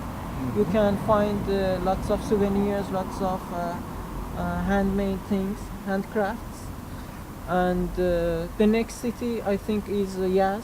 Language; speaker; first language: English; non-native, learner; Persian